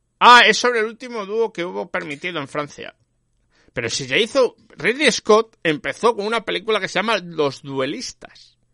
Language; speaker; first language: Spanish; native; Spanish